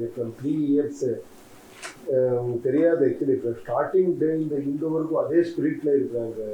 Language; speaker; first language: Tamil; non-native, learner; Kannada